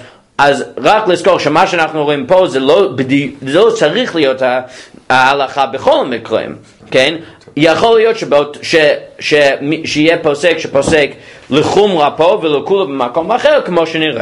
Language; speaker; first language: Hebrew; non-native, fluent; English